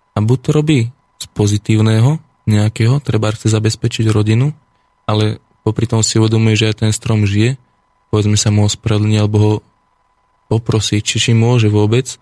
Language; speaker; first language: Slovak; native; Slovak